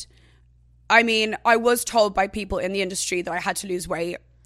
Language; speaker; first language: English; native; English